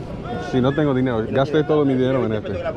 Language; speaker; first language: Spanish; non-native, learner; English